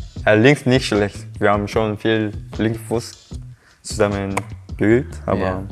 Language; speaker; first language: German; non-native, learner; Korean